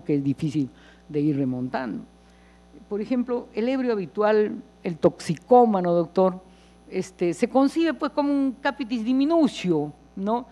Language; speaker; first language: Spanish; native; Spanish